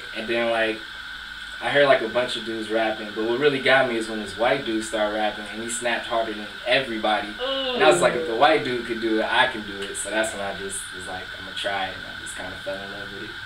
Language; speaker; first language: English; native; English